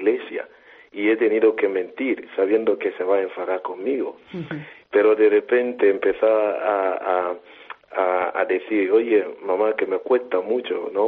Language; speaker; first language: Spanish; non-native, fluent; Igbo